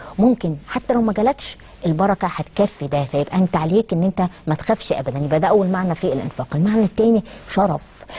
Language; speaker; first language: Egyptian Arabic; native; Egyptian Arabic